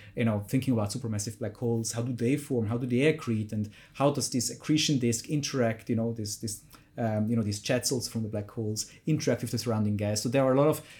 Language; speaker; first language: English; non-native, fluent; German